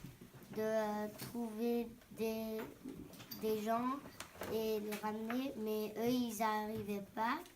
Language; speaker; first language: French; non-native, learner; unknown